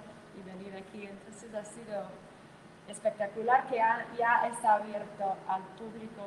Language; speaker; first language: Spanish; non-native, fluent; English